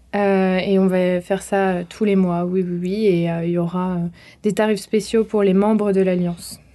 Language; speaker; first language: French; native; French